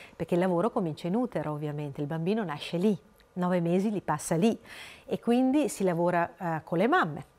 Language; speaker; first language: Italian; native; Italian